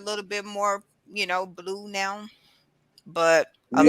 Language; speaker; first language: English; native; English